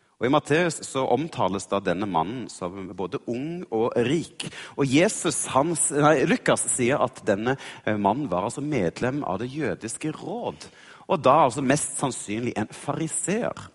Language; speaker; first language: Norwegian; native; Norwegian